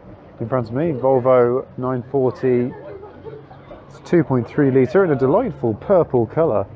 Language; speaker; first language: English; native; English